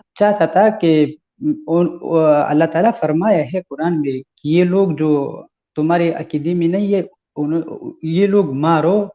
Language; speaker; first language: Hindi; non-native, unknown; Pashto